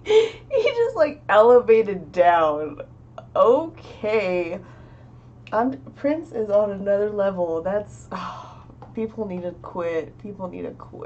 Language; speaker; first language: English; native; English